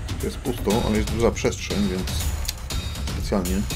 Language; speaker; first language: Polish; native; Polish